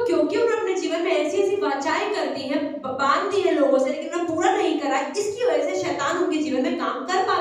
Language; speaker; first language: Hindi; native; Hindi